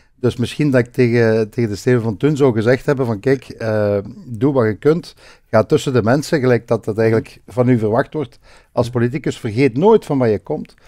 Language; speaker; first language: Dutch; native; Dutch